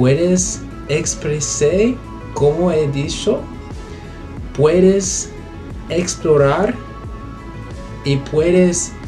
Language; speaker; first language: Spanish; non-native, learner; English